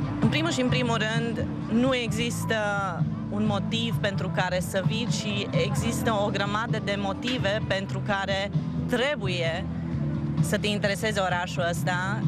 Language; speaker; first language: Romanian; native; Romanian